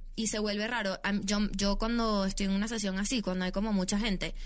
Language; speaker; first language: Spanish; native; Spanish